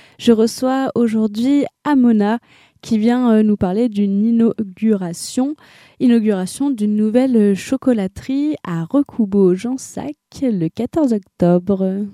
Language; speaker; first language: French; native; French